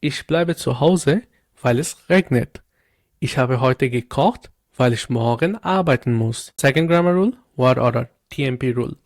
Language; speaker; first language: German; non-native, learner; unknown